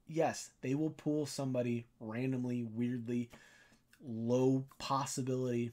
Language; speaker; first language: English; native; English